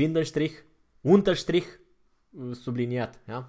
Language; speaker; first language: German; non-native, fluent; Romanian